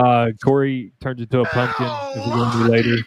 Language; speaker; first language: English; native; English